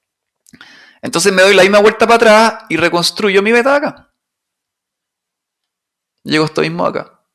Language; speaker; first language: Spanish; native; Spanish